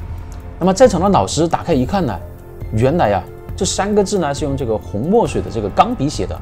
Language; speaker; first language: Chinese; native; Chinese